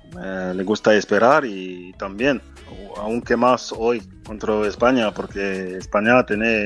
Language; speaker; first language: Spanish; non-native, fluent; French